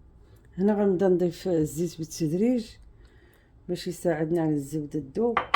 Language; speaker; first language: Arabic; native; Arabic